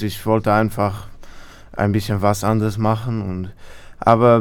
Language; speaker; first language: German; non-native, fluent; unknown